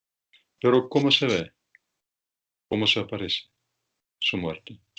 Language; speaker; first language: Spanish; non-native, fluent; Russian